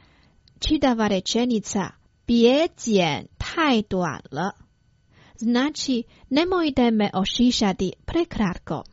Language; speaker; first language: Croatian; non-native, fluent; Chinese